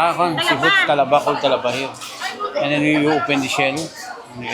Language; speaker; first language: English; non-native, learner; Hiligaynon